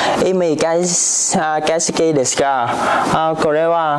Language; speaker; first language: Japanese; non-native, learner; Vietnamese